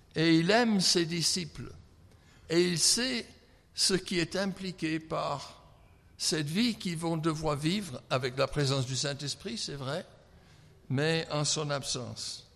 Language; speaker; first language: French; non-native, fluent; English